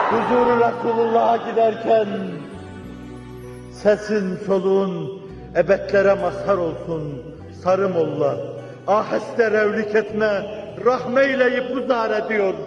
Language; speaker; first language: Turkish; native; Turkish